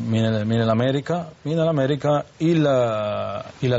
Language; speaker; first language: Arabic; non-native, learner; Spanish